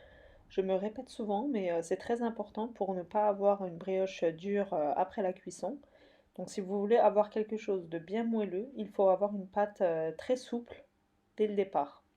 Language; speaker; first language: French; native; French